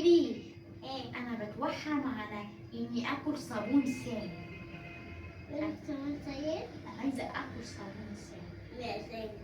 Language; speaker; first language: Arabic; native; Arabic